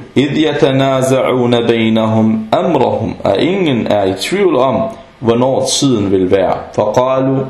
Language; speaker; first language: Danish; non-native, fluent; Arabic